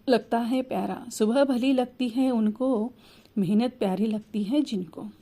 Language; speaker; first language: Hindi; non-native, local second language; Telugu